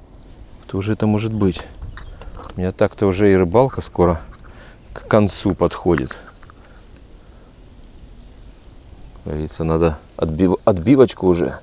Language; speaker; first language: Russian; native; Russian